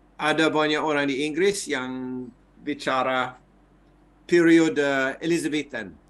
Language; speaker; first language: Indonesian; non-native, fluent; English